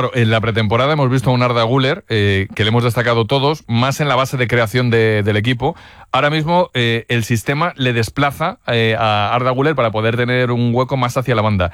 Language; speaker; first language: Spanish; native; Spanish